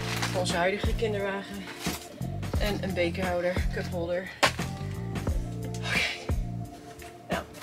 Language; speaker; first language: Dutch; native; Dutch